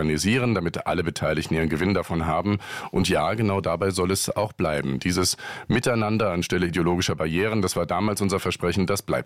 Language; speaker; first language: German; native; German